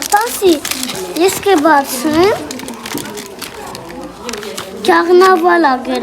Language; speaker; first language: Armenian; early bilingual, heritage; Armenian